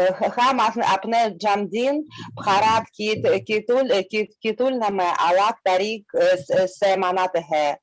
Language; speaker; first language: Hindi; non-native, learner; Russian